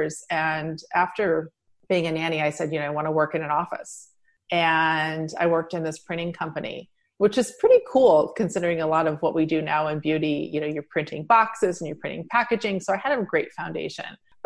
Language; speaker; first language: English; native; English